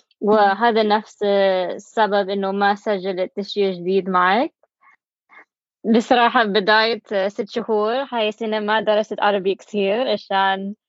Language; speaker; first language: Arabic; non-native, learner; English